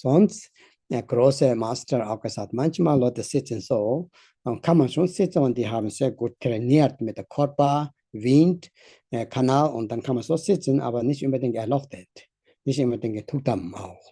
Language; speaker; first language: German; non-native, learner; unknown